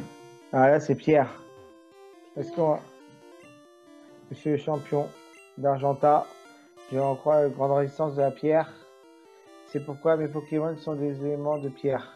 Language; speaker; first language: French; native; French